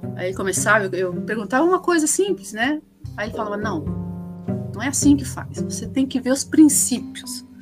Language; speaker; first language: Portuguese; early bilingual, other home language; Spanish